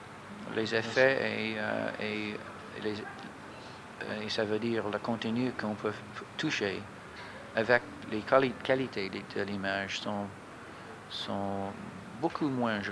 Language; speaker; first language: French; non-native, fluent; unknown